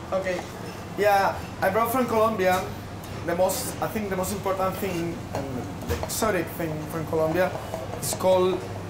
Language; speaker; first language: English; non-native, learner; Spanish